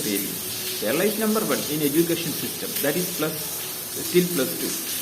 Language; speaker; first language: English; non-native, local second language; Malayalam